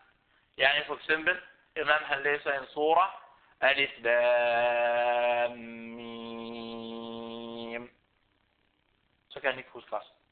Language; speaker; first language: Danish; early bilingual, other home language; Arabic